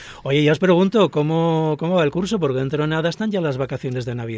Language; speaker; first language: Spanish; native; Spanish